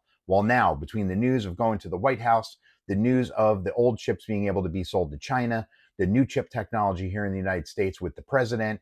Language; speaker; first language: English; native; English